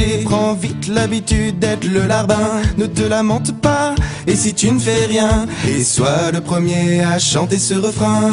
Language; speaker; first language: French; native; French